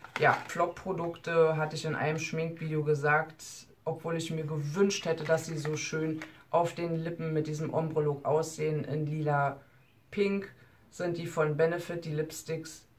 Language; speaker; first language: German; native; German